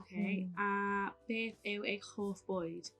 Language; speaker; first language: Welsh; non-native, local second language; English